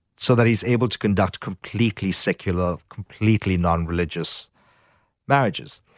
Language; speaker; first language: English; native; English